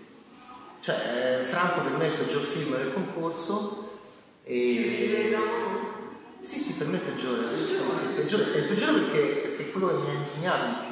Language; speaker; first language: Italian; native; Italian